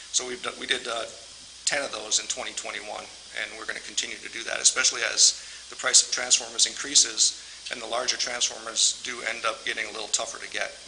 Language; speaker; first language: English; native; English